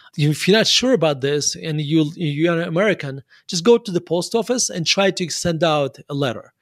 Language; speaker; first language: English; non-native, fluent; Russian